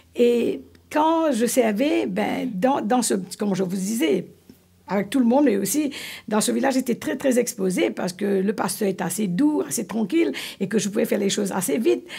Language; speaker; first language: French; non-native, local second language; Morisyen